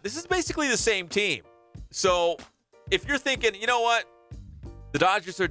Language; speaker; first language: English; native; English